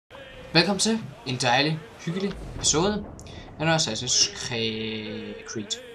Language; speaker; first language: Danish; native; Danish